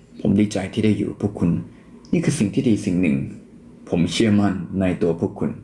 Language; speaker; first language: Thai; native; Thai